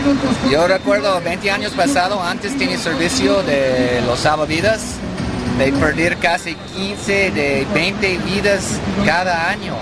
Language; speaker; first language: Spanish; non-native, learner; English